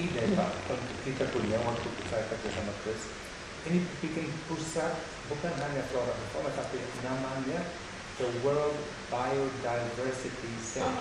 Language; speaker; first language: Indonesian; non-native, fluent; English